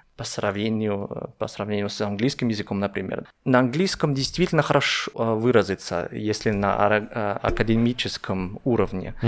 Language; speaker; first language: Russian; non-native, fluent; German